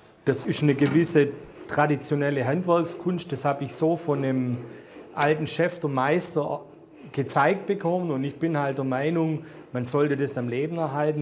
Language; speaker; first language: German; native; German